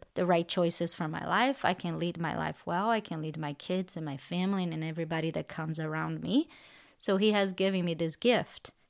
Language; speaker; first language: English; non-native, fluent; Portuguese